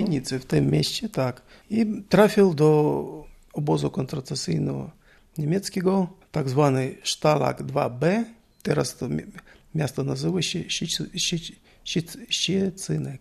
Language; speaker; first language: Polish; non-native, learner; Russian